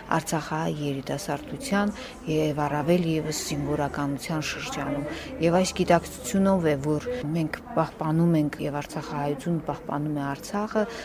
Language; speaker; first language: Armenian; native; Armenian